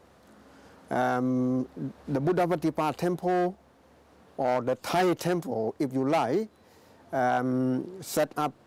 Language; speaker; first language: English; non-native, fluent; Thai